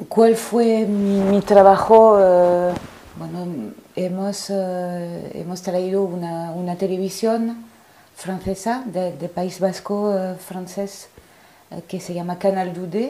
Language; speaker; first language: Spanish; non-native, fluent; French